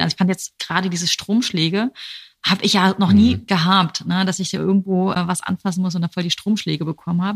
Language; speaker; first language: German; native; German